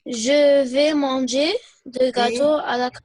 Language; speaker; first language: French; non-native, learner; Arabic